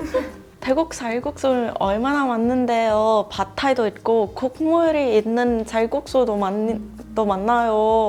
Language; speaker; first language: Korean; non-native, fluent; Thai